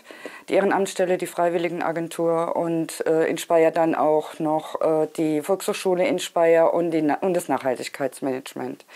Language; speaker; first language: German; native; German